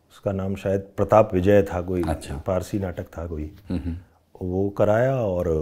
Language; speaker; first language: Hindi; non-native, local second language; Rajasthani